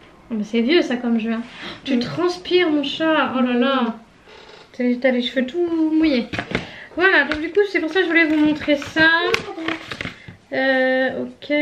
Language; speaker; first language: French; native; French